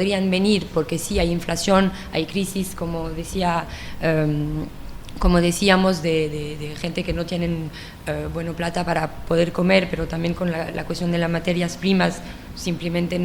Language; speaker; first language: Spanish; non-native, fluent; French